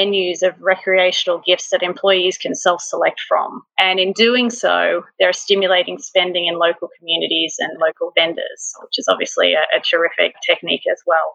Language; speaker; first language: English; native; English